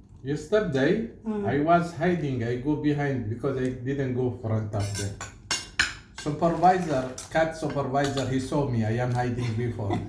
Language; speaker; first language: English; non-native, learner; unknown